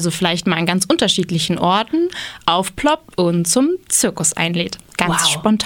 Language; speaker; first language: German; native; German